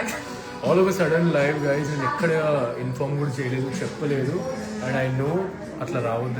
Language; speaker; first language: Telugu; native; Telugu